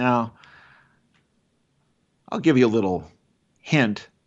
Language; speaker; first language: English; native; English